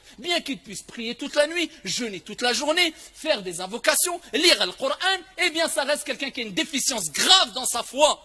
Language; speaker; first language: French; early bilingual, other home language; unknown